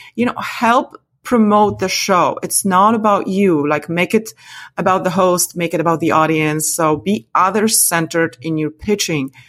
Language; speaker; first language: English; non-native, fluent; Polish